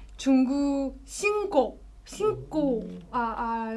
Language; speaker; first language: Korean; non-native, learner; Chinese